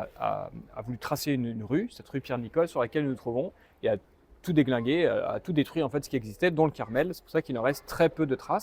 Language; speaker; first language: French; native; French